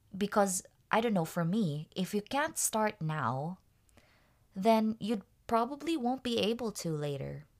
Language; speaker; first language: English; non-native, local second language; Waray